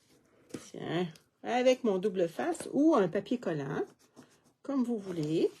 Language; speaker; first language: French; native; French